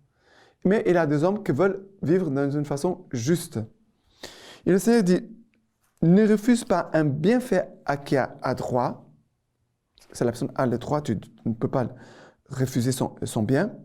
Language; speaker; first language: French; non-native, fluent; Portuguese